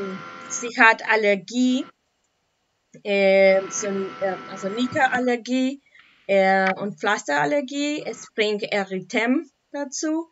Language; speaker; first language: German; non-native, learner; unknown